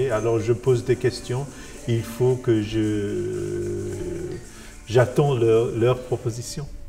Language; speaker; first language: French; non-native, fluent; English